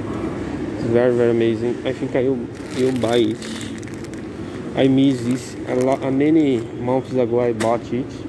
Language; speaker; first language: English; non-native, learner; Portuguese